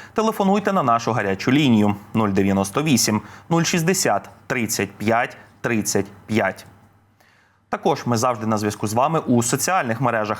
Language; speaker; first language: Ukrainian; native; Ukrainian